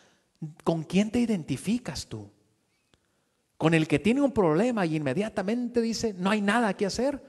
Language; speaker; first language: Spanish; native; Spanish